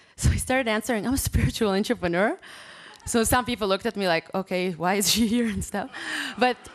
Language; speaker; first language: English; non-native, fluent; Hebrew